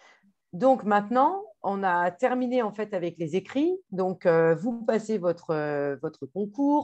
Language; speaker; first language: French; native; French